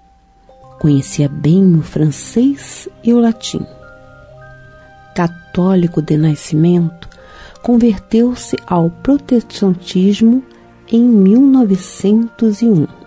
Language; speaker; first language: Portuguese; native; Portuguese